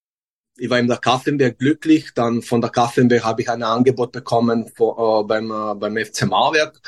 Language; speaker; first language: German; non-native, learner; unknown